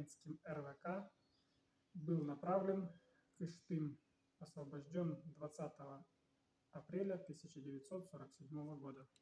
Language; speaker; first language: Russian; native; Russian